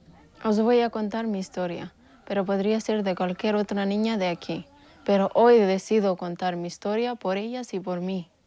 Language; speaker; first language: Spanish; non-native, local second language; Amharic